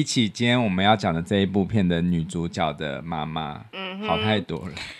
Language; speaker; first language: Chinese; native; Chinese